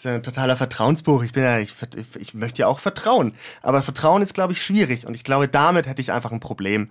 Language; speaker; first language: German; native; German